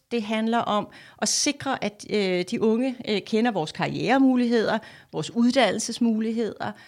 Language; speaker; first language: Danish; native; Danish